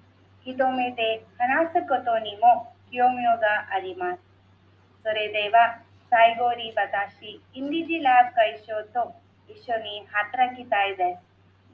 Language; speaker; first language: Japanese; non-native, learner; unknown